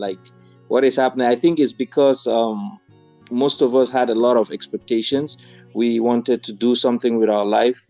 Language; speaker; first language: English; non-native, local second language; Fula